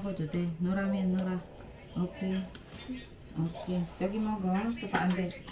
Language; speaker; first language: Korean; non-native, learner; Filipino